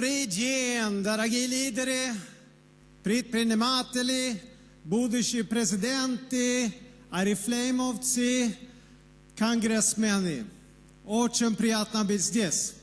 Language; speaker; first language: Russian; non-native, fluent; Swedish